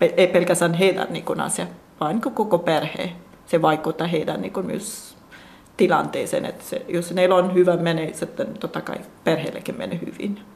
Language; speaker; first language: Finnish; non-native, fluent; Persian